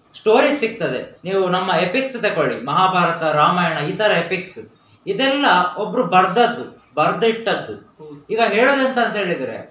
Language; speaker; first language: Kannada; native; Kannada